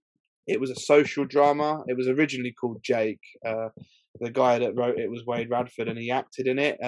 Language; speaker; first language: English; native; English